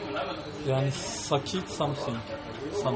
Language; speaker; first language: English; non-native, learner; Turkish